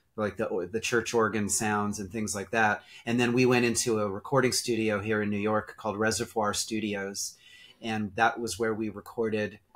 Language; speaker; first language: English; native; English